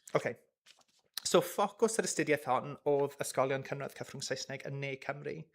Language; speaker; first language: Welsh; non-native, local second language; English